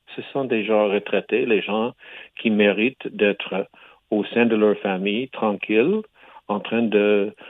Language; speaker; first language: French; native; French